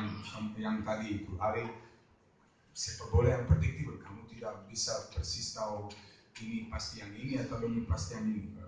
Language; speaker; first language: Indonesian; non-native, fluent; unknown